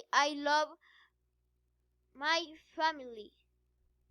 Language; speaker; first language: English; non-native, learner; Spanish